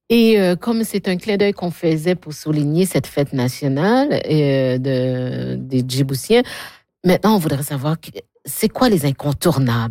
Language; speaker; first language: French; native; French